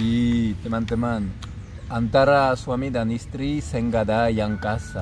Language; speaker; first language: Indonesian; non-native, fluent; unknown